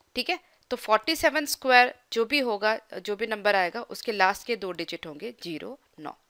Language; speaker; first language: Hindi; native; Hindi